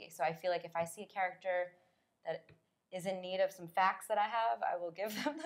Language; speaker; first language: English; native; English